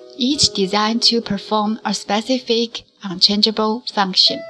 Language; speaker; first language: English; non-native, learner; Chinese